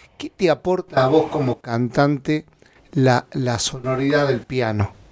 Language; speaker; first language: Spanish; native; Spanish